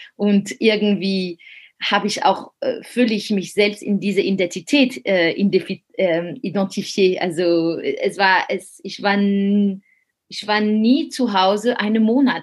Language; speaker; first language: German; non-native, fluent; French